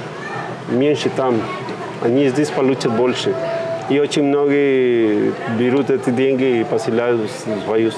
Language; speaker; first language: Russian; non-native, fluent; Spanish